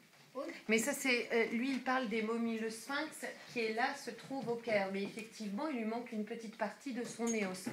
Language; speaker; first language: French; native; French